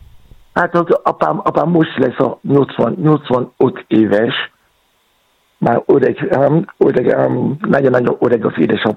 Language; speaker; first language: Hungarian; non-native, fluent; Yoruba